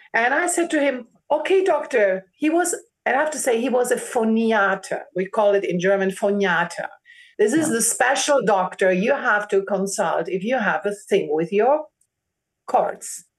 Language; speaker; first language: English; non-native, fluent; German